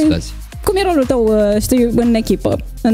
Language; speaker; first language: Romanian; native; Romanian